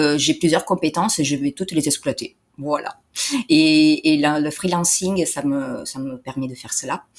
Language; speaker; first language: French; non-native, fluent; Italian